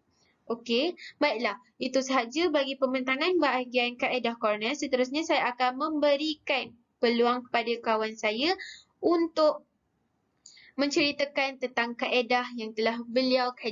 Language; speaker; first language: Malay; native; Malay